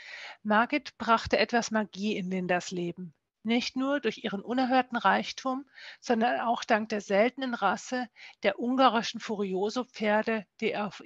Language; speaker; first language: German; native; German